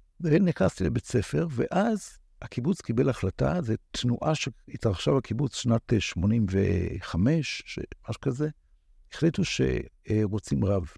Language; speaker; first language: Hebrew; native; Hebrew